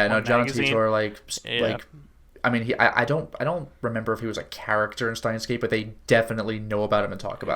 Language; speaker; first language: English; native; English